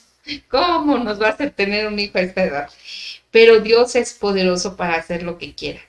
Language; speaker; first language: Spanish; native; Spanish